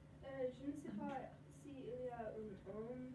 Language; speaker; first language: French; non-native, learner; English